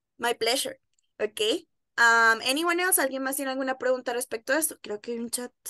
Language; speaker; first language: Spanish; native; Spanish